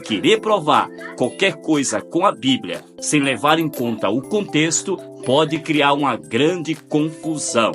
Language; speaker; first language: Portuguese; native; Portuguese